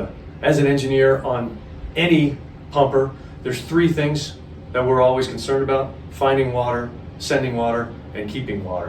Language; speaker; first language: English; native; English